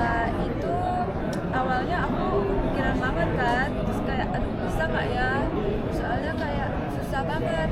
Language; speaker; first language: Indonesian; non-native, local second language; Balinese